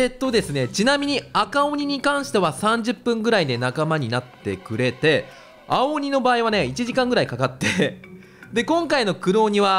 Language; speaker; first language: Japanese; native; Japanese